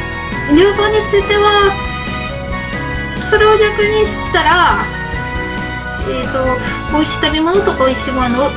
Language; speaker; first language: Japanese; non-native, learner; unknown